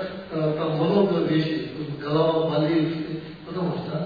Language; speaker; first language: Russian; non-native, learner; Tibetan